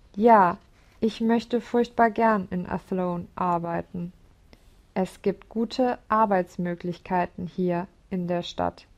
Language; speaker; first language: German; non-native, learner; English